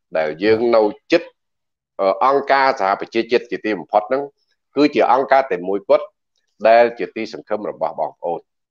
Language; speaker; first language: Khmer; native; Khmer